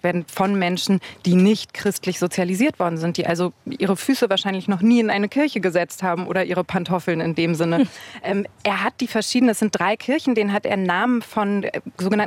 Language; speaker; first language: German; native; German